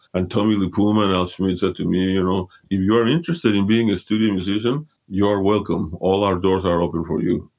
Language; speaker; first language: English; early bilingual, other home language; Spanish